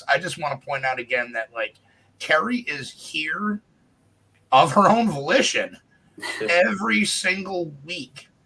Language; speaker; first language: English; native; English